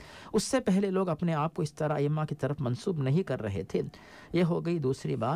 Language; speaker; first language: Hindi; native; Hindi